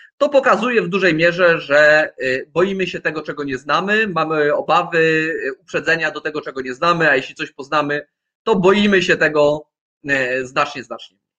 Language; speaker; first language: Polish; native; Polish